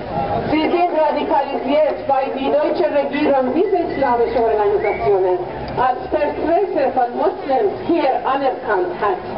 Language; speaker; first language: German; non-native, fluent; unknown